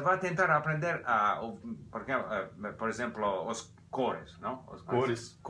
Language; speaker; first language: Portuguese; non-native, learner; English